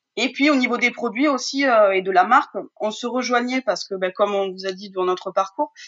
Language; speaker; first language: French; native; French